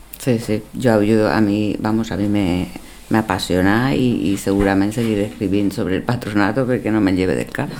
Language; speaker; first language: Spanish; non-native, local second language; Catalan